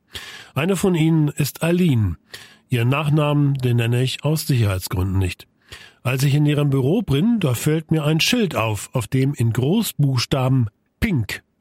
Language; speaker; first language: German; native; German